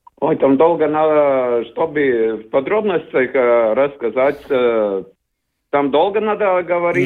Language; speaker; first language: Russian; non-native, learner; Latvian